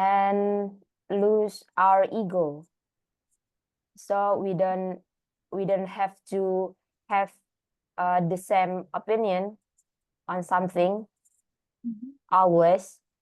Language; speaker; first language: English; non-native, learner; Indonesian